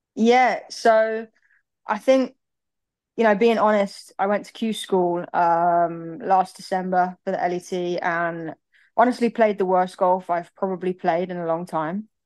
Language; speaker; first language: English; native; English